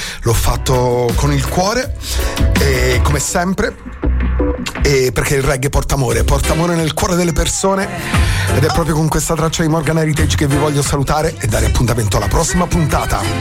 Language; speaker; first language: Italian; native; Italian